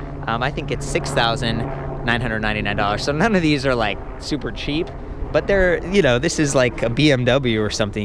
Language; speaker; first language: English; native; English